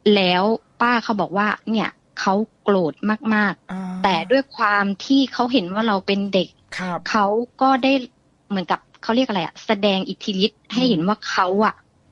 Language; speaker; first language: Thai; native; Thai